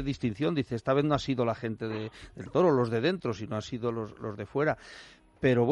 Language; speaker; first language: Spanish; native; Spanish